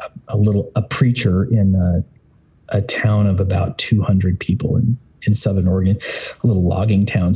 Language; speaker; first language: English; native; English